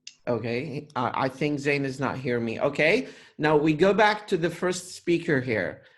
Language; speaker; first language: English; non-native, fluent; Arabic